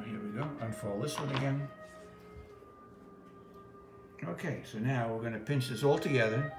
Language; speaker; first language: English; native; English